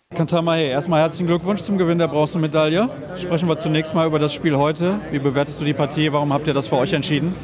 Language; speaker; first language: German; native; German